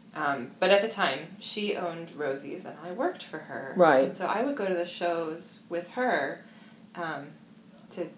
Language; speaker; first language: English; native; English